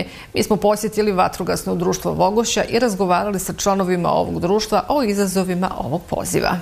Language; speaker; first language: Serbian; native; Serbian